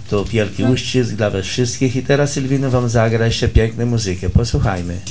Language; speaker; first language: Polish; early bilingual, heritage; Polish